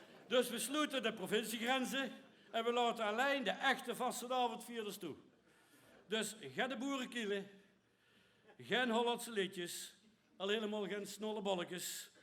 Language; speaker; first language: Dutch; native; Dutch